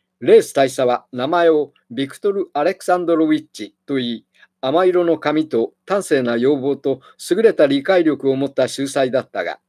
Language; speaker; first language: Japanese; native; Japanese